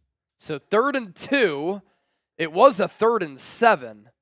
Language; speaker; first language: English; native; English